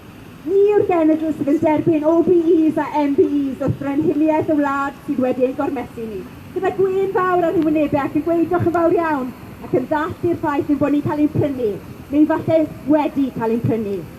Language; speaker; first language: Welsh; native; Welsh